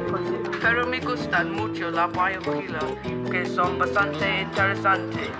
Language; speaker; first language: Spanish; non-native, learner; English